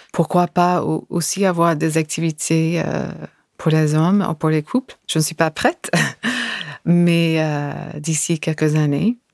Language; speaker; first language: French; non-native, fluent; English